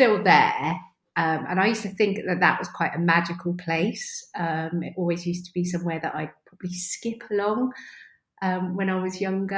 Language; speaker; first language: English; native; English